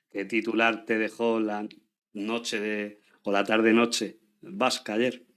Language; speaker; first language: Spanish; native; Spanish